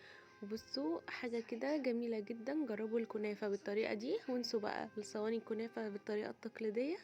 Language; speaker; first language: Arabic; native; Arabic